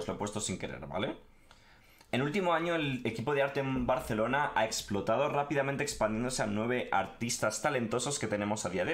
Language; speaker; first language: Spanish; native; Spanish